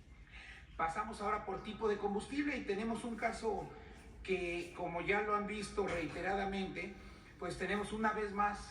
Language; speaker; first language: Spanish; native; Spanish